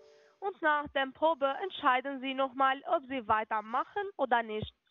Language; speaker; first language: German; non-native, fluent; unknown